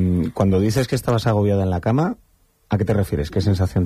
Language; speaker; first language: Spanish; native; Spanish